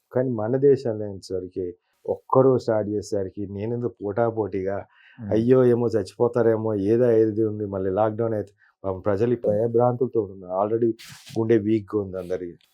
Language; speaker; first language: Telugu; native; Telugu